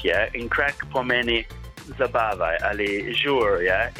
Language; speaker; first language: Slovenian; non-native, learner; English